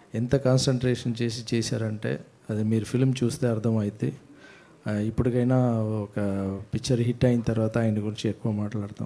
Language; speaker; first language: Telugu; non-native, fluent; Tamil